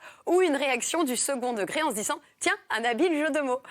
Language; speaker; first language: French; native; French